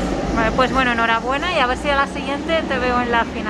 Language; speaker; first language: Spanish; native; Spanish